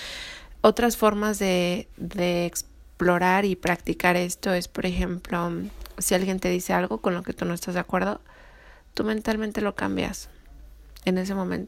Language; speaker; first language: Spanish; native; Spanish